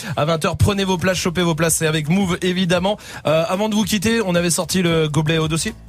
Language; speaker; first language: French; non-native, fluent; English